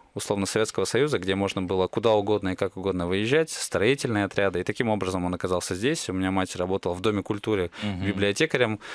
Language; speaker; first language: Russian; native; Russian